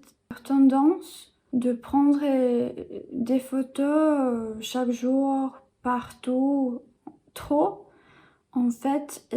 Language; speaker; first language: French; non-native, learner; English